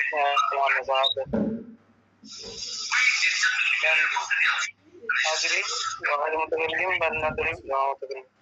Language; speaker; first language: Arabic; non-native, learner; Bangla